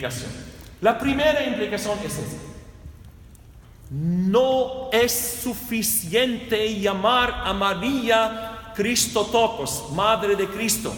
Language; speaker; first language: Spanish; non-native, fluent; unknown